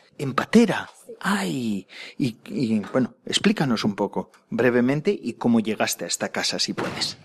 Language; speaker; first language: Spanish; native; Spanish